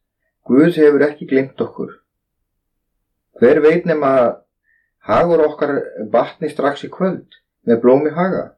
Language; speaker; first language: Icelandic; native; Icelandic